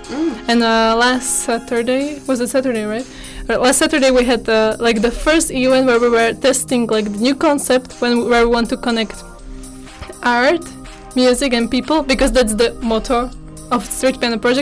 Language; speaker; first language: English; non-native, fluent; Slovak